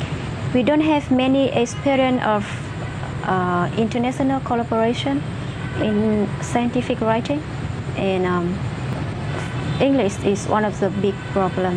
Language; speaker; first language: English; non-native, fluent; Vietnamese